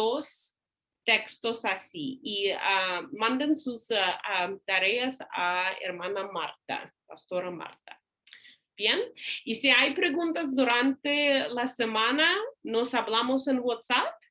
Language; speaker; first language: Spanish; non-native, fluent; English